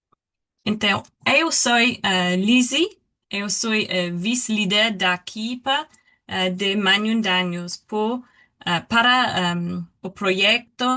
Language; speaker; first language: Portuguese; non-native, learner; English